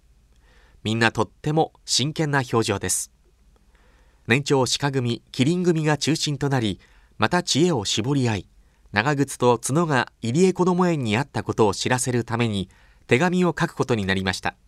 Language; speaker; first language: Japanese; native; Japanese